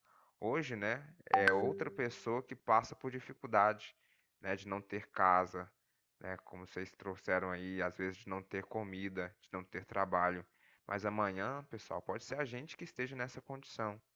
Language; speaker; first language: Portuguese; native; Portuguese